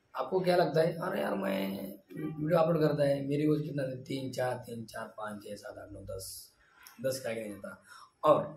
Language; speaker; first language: Hindi; non-native, local second language; Marathi